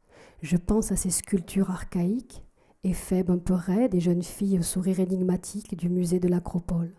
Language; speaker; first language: French; native; French